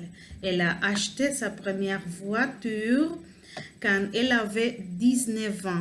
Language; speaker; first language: French; non-native, learner; Spanish